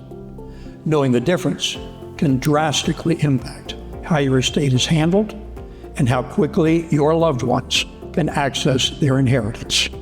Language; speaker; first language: English; native; English